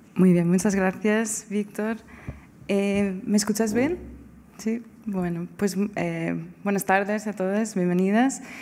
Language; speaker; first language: Spanish; non-native, fluent; Portuguese